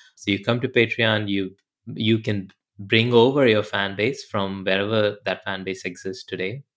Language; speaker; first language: English; non-native, local second language; Hindi